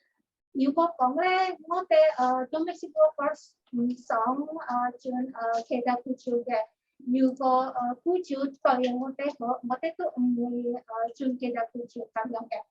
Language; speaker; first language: Cantonese; non-native, learner; Indonesian